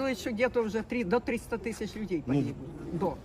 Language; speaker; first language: Russian; native; Russian